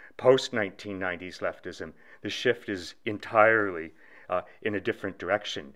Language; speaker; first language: English; native; English